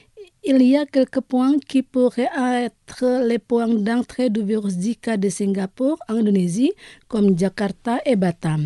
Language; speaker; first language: French; non-native, fluent; Indonesian